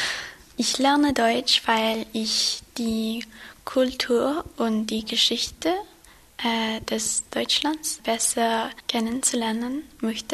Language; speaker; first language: German; non-native, learner; English